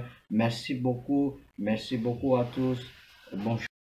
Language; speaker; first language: French; non-native, fluent; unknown